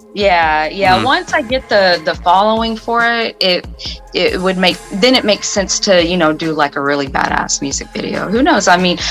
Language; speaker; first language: English; native; English